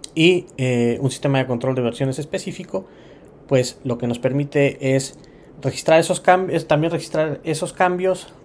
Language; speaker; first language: Spanish; native; Spanish